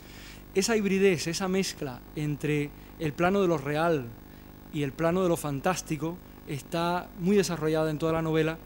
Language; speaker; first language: Spanish; native; Spanish